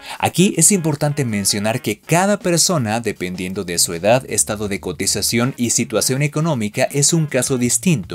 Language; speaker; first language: Spanish; native; Spanish